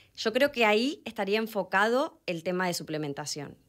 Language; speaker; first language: Spanish; native; Spanish